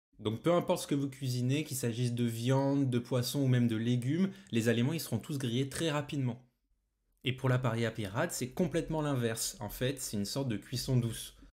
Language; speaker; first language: French; native; French